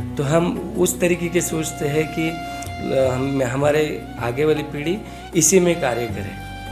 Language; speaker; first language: Hindi; non-native, local second language; Marathi